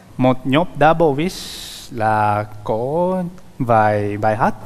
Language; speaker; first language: Vietnamese; non-native, learner; Japanese